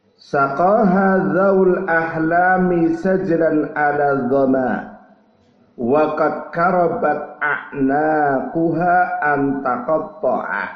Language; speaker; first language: Arabic; non-native, fluent; Indonesian